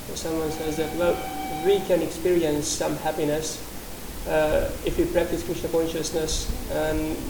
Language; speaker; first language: English; non-native, fluent; Hungarian